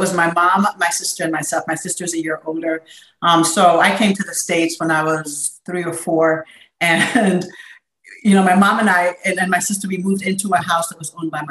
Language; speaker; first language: English; native; English